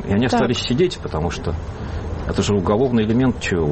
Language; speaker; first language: Russian; native; Russian